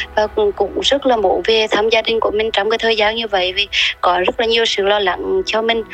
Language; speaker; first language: Vietnamese; native; Vietnamese